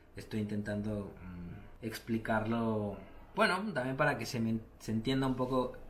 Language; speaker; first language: Spanish; native; Spanish